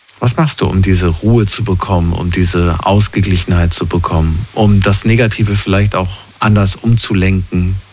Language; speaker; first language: German; native; German